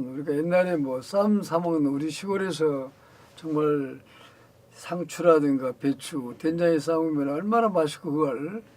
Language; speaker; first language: Korean; native; Korean